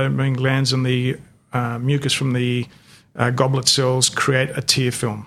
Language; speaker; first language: English; non-native, local second language; Greek